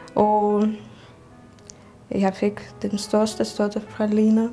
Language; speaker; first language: Danish; non-native, learner; Russian